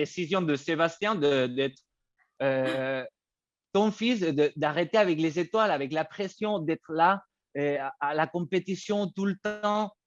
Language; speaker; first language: French; non-native, fluent; Spanish